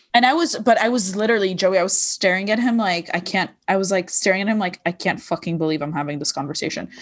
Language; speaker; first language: English; non-native, fluent; Arabic